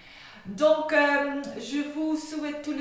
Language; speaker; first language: French; non-native, fluent; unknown